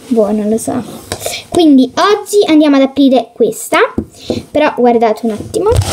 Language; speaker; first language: Italian; native; Italian